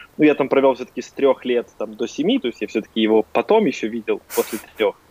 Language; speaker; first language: Russian; native; Russian